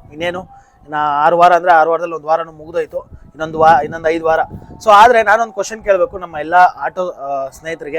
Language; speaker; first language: Kannada; native; Kannada